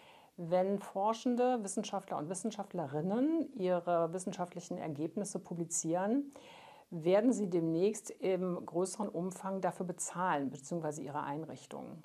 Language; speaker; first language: German; native; German